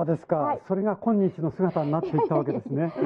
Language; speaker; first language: Japanese; native; Japanese